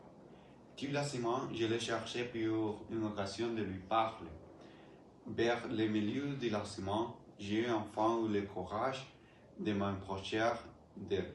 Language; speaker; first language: French; non-native, learner; Spanish